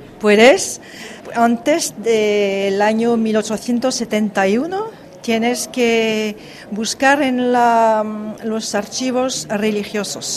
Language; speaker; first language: Spanish; early bilingual, heritage; French